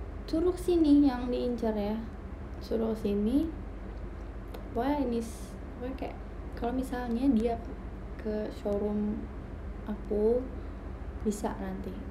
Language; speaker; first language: Indonesian; native; Indonesian